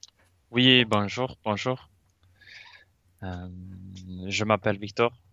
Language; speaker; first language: French; non-native, learner; Swedish